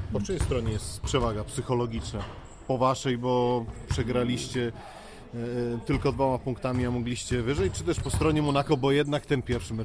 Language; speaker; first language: Polish; native; Polish